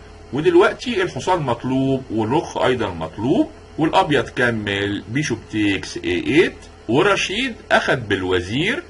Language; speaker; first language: Arabic; native; Arabic